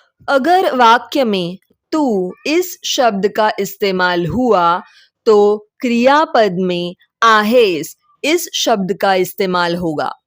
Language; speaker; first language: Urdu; non-native, local second language; Marathi